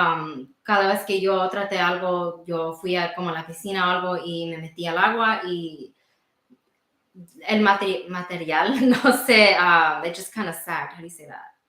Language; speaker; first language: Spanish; early bilingual, heritage; Spanish